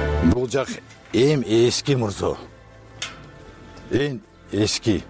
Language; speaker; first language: Kyrgyz; non-native, local second language; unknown